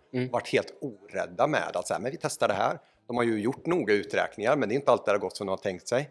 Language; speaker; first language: Swedish; native; Swedish